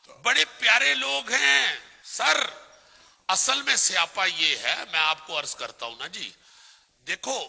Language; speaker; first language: Urdu; non-native, local second language; Punjabi